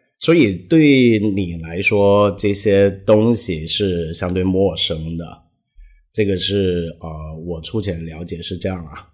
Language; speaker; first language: Chinese; non-native, local second language; Cantonese